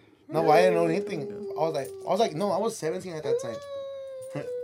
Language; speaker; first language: English; early bilingual, other home language; Spanish